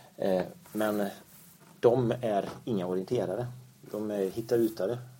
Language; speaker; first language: Swedish; native; Swedish